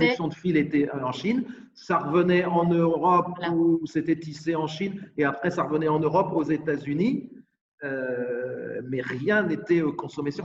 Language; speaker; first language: French; native; French